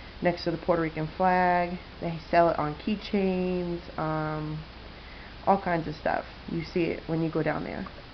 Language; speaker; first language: English; native; English